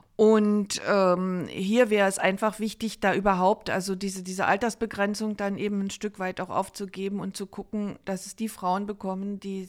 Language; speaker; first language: German; native; German